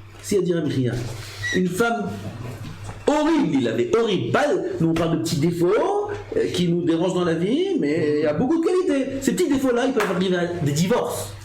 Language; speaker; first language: French; native; French